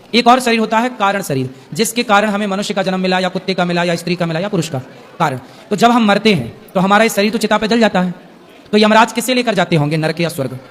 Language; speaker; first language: Hindi; native; Hindi